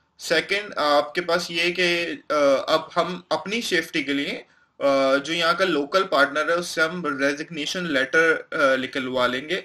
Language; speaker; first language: Hindi; non-native, local second language; Punjabi